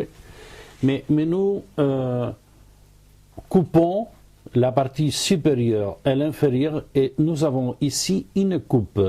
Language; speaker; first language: French; non-native, fluent; Spanish